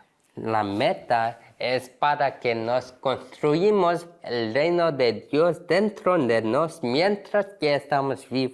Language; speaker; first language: Spanish; non-native, learner; Korean